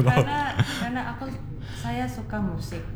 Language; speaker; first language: Indonesian; non-native, learner; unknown